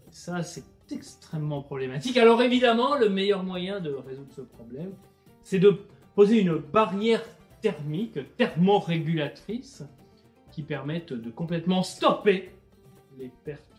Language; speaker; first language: French; native; French